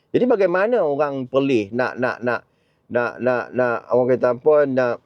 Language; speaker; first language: Malay; native; Malay